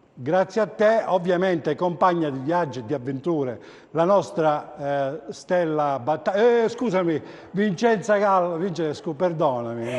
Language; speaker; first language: Italian; native; Italian